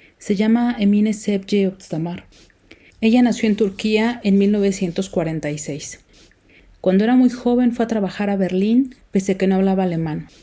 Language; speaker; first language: Spanish; native; Spanish